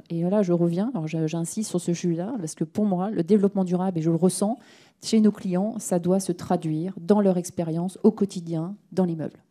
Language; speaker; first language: French; native; French